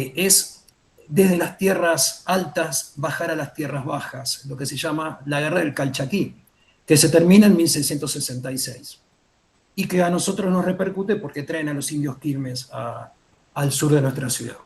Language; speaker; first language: Spanish; native; Spanish